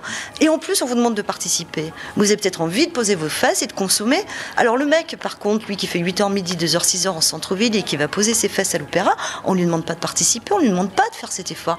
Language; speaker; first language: French; native; French